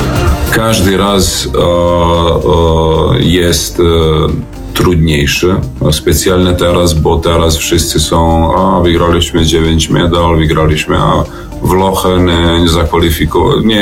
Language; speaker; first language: Polish; non-native, fluent; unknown